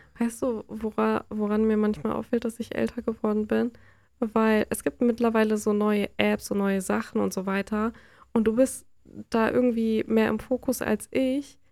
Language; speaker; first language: German; native; German